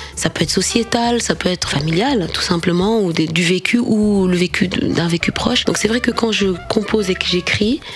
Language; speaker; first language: French; non-native, local second language; Wolof